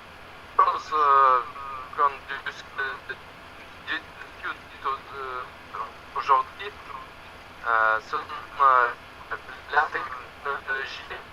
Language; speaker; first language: French; non-native, learner; Russian